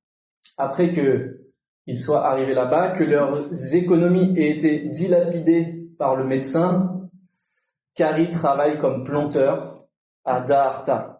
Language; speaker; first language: French; native; French